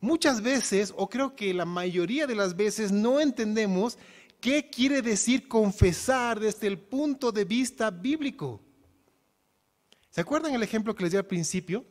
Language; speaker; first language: Spanish; native; Spanish